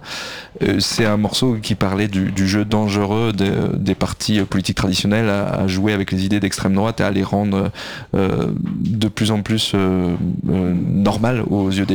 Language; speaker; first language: French; native; French